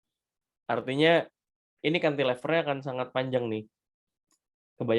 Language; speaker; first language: Indonesian; native; Indonesian